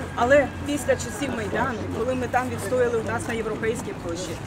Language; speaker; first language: Ukrainian; native; Ukrainian